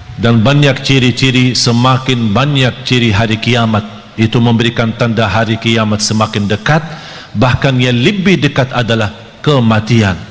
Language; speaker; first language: Malay; non-native, fluent; Arabic